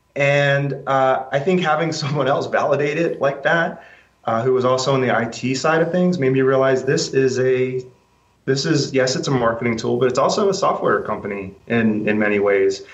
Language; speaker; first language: English; native; English